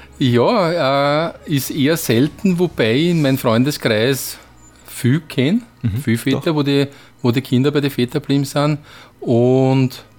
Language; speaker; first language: German; native; German